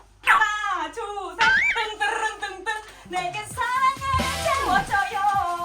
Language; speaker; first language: Korean; non-native, learner; Thai